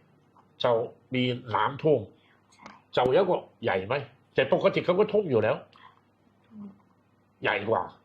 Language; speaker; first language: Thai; non-native, learner; Cantonese